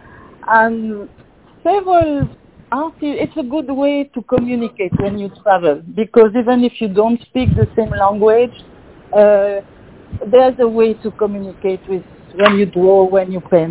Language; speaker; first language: English; non-native, fluent; French